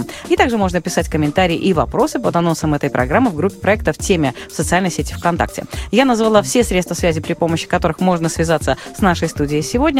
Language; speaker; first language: Russian; native; Russian